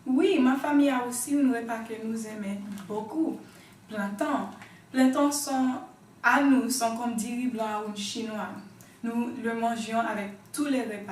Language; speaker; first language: French; non-native, learner; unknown